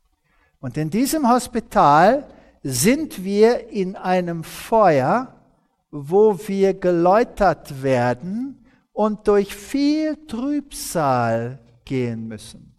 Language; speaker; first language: German; early bilingual, heritage; German